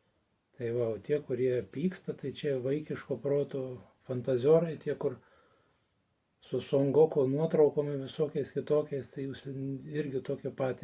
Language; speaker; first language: Lithuanian; native; Lithuanian